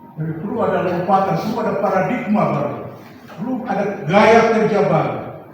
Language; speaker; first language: Indonesian; native; Indonesian